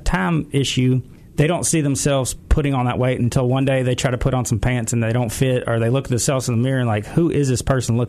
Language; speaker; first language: English; native; English